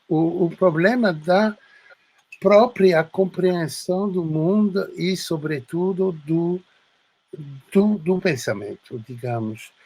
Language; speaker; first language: Portuguese; non-native, fluent; French